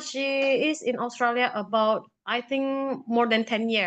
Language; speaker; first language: English; non-native, learner; Indonesian